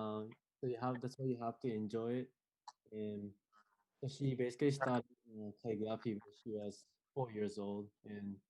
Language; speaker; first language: English; non-native, fluent; Japanese